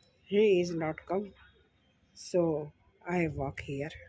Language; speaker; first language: English; non-native, learner; Hindi